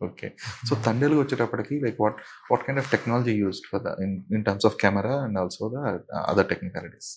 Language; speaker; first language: Telugu; native; Telugu